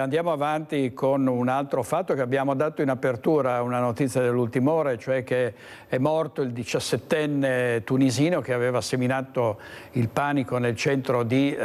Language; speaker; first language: Italian; native; Italian